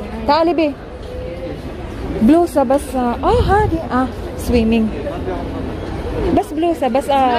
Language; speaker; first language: Arabic; non-native, learner; Filipino